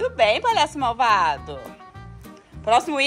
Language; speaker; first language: Portuguese; native; Portuguese